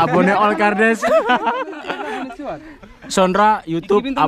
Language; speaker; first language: Turkish; non-native, learner; Indonesian